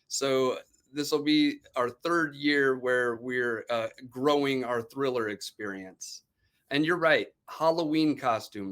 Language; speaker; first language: English; native; English